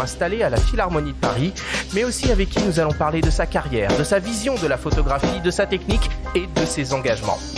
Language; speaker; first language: French; native; French